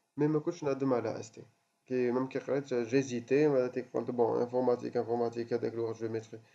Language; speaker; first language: French; non-native, local second language; Arabic